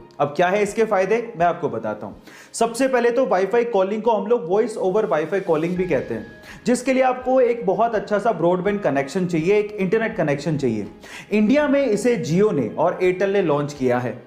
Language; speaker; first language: Hindi; native; Hindi